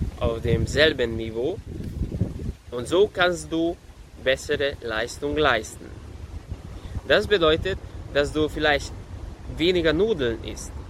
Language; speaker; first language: German; non-native, fluent; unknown